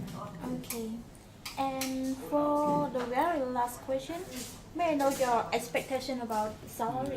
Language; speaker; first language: English; non-native, learner; Khmer